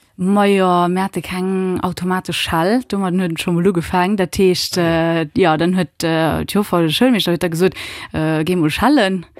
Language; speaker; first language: Luxembourgish; early bilingual, other home language; Italian